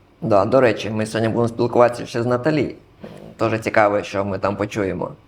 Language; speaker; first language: Ukrainian; non-native, local second language; Russian